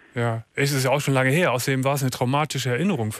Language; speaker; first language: German; native; German